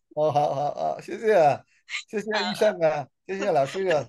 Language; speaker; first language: Chinese; non-native, learner; Vietnamese